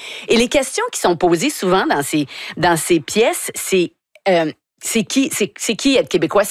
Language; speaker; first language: French; native; French